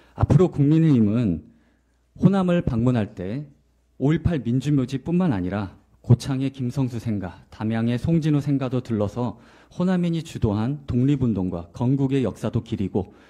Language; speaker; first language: Korean; native; Korean